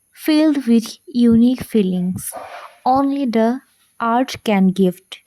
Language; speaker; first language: English; non-native, local second language; Assamese